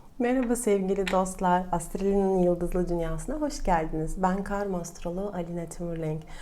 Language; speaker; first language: Turkish; non-native, fluent; Russian